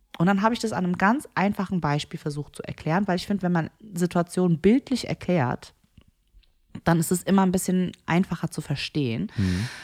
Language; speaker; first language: German; early bilingual, other home language; Korean